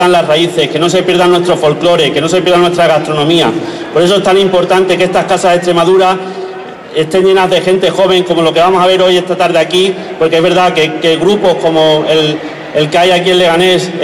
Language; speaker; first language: Spanish; native; Spanish